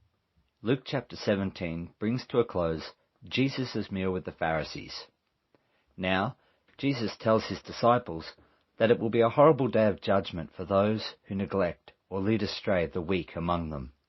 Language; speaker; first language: English; native; English